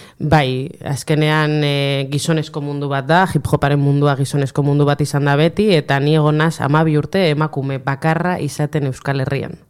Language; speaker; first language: Basque; non-native, local second language; Spanish